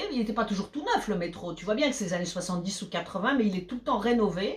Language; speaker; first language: French; early bilingual, other home language; Polish